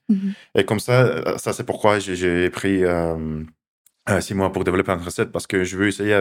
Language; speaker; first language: French; non-native, learner; Russian